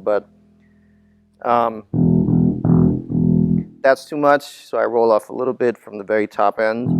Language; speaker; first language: English; native; English